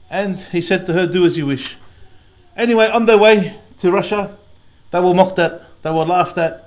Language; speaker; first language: English; native; English